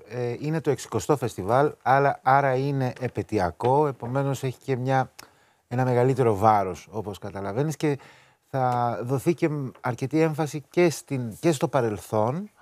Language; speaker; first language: Greek; native; Greek